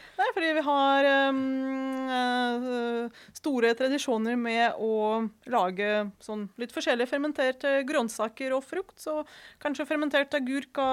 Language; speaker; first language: Norwegian; non-native, fluent; Ukrainian